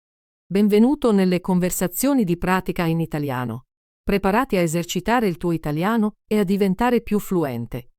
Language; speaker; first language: Italian; native; Italian